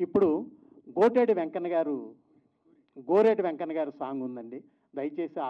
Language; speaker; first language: Telugu; native; Telugu